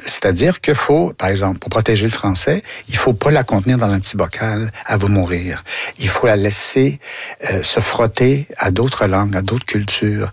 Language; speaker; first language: French; native; French